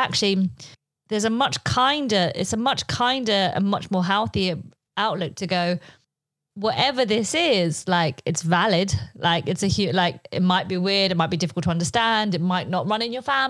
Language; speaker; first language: English; non-native, local second language; Polish